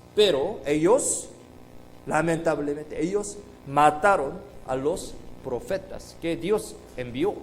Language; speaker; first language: Spanish; non-native, fluent; Korean